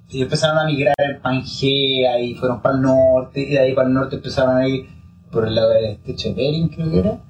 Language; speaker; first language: Spanish; native; Spanish